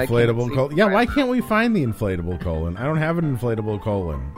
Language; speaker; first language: English; native; English